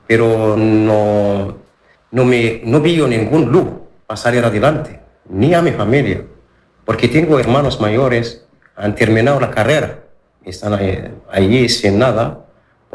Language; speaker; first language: Spanish; non-native, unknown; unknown